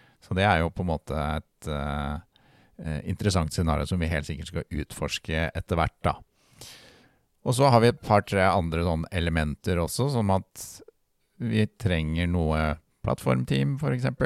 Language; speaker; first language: Norwegian; native; Norwegian